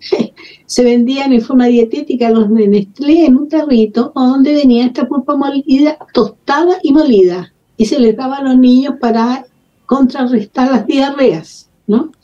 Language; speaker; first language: Spanish; native; Spanish